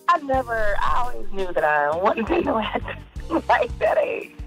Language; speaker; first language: English; native; English